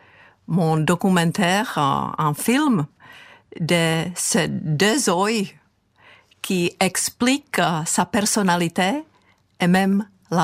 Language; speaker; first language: French; non-native, fluent; Czech